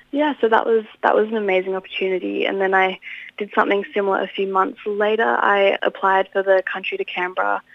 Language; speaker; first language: English; native; English